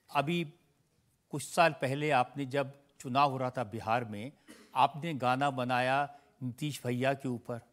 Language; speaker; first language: Hindi; native; Hindi